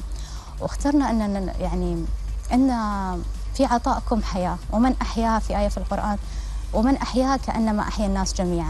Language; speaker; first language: Arabic; native; Arabic